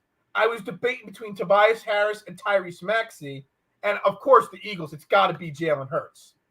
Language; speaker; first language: English; native; English